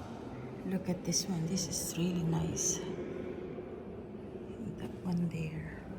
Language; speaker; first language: English; non-native, fluent; Filipino